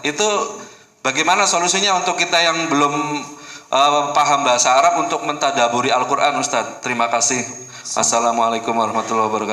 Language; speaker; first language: Indonesian; native; Indonesian